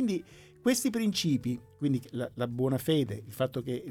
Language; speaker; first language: Italian; native; Italian